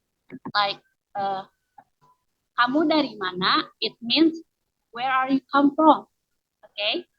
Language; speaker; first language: English; non-native, learner; Indonesian